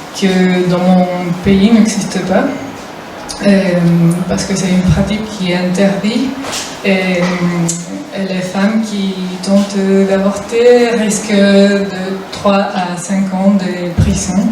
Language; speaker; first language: French; non-native, fluent; Spanish